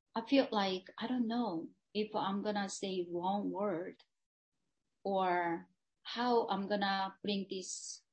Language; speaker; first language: English; non-native, fluent; Korean